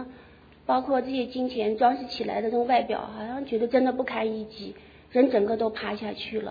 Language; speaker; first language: Chinese; native; Chinese